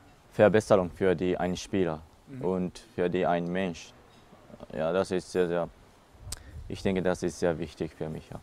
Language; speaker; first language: German; non-native, learner; Japanese